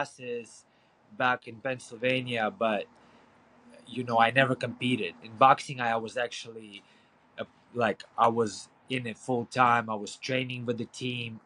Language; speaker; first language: English; non-native, fluent; Ukrainian